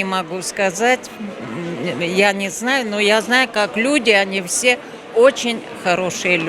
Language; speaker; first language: Russian; non-native, fluent; Armenian